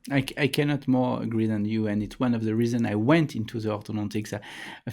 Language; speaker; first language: English; non-native, fluent; French